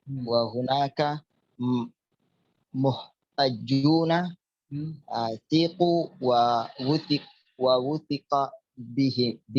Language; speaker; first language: Arabic; non-native, learner; Indonesian